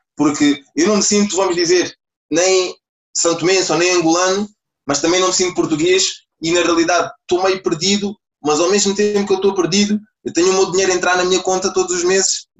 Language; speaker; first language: Portuguese; native; Portuguese